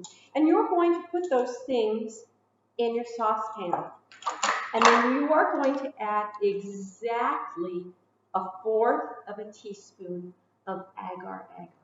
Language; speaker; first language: English; native; English